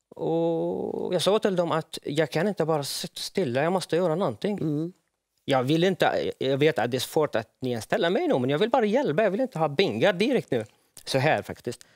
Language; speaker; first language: Swedish; non-native, fluent; Arabic